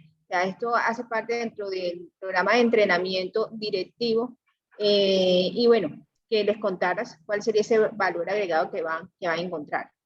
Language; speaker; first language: Spanish; native; Spanish